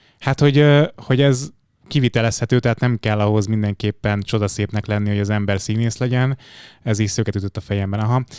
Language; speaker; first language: Hungarian; native; Hungarian